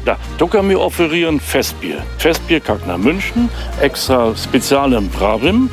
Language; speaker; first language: Bulgarian; non-native, learner; German